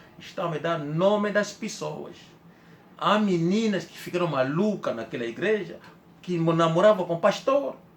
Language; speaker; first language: Portuguese; native; Portuguese